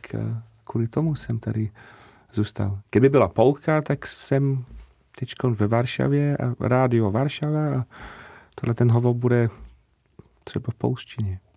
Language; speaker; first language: Czech; non-native, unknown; English